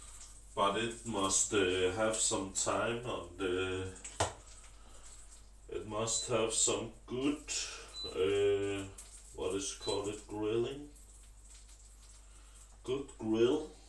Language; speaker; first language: English; non-native, learner; Danish